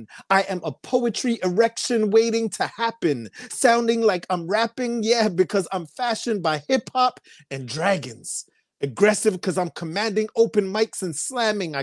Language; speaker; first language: English; native; English